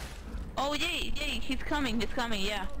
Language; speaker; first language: English; non-native, learner; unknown